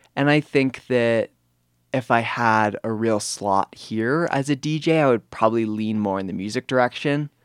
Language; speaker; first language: English; native; English